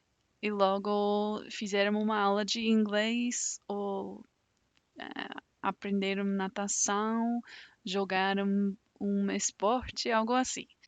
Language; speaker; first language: Portuguese; non-native, fluent; English